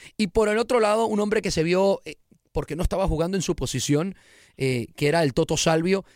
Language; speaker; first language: Spanish; native; Spanish